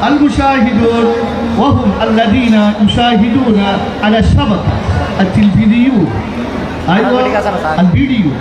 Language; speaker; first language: Arabic; non-native, fluent; Bangla